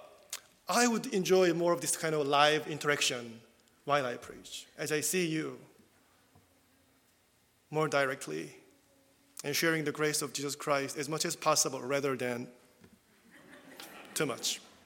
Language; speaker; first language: English; non-native, fluent; Korean